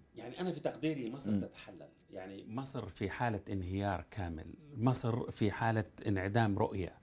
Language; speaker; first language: Arabic; native; Arabic